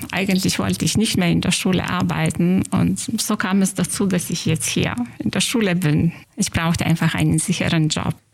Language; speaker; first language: German; non-native, fluent; Lithuanian